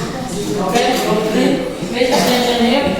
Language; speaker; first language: English; non-native, learner; Indonesian